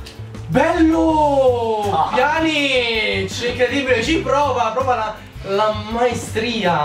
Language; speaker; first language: Italian; native; Italian